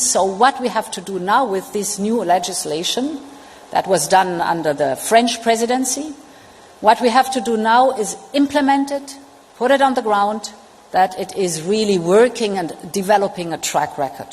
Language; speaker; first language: English; non-native, fluent; German